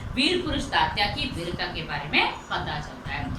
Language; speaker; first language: Hindi; non-native, local second language; Telugu